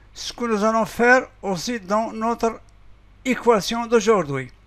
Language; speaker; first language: French; non-native, local second language; Arabic